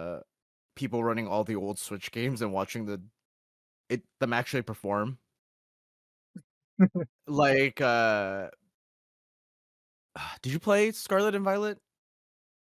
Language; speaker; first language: English; native; English